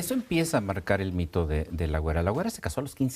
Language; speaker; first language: Spanish; native; Spanish